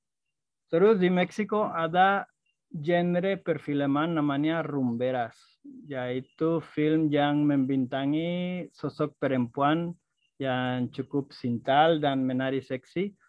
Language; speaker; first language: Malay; non-native, fluent; Spanish